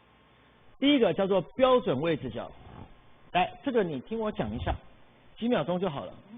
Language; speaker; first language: Chinese; native; Chinese